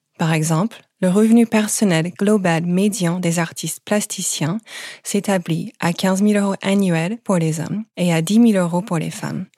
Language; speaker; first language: French; non-native, fluent; English